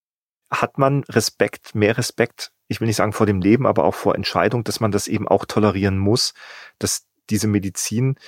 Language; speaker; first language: German; native; German